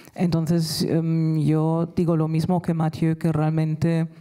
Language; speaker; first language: Spanish; non-native, fluent; German